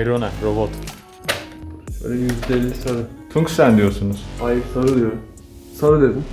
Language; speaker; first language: Turkish; native; Turkish